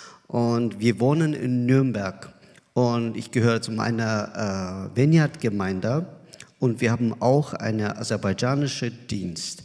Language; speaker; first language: German; non-native, learner; Azerbaijani